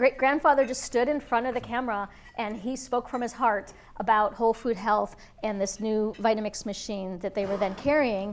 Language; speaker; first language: English; native; English